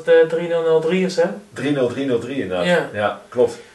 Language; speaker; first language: Dutch; native; Dutch